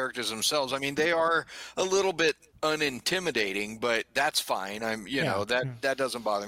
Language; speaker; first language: English; native; English